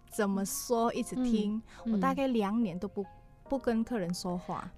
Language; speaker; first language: Chinese; non-native, fluent; Indonesian